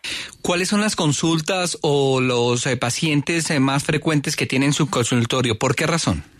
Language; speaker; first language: Spanish; native; Spanish